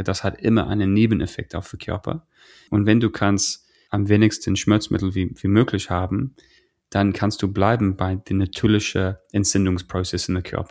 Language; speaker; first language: German; non-native, fluent; English